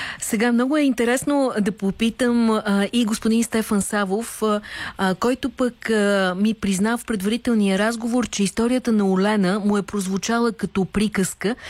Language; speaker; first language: Bulgarian; native; Bulgarian